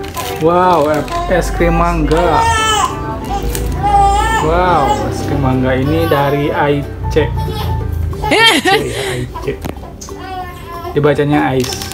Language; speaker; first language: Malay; non-native, local second language; Sundanese